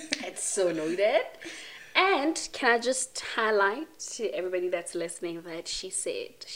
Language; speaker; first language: English; non-native, local second language; Tswana